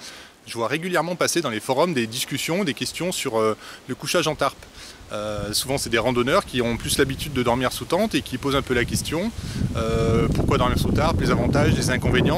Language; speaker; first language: French; native; French